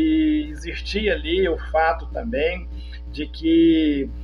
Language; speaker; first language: Portuguese; native; Portuguese